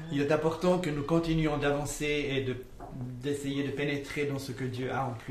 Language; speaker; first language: French; native; French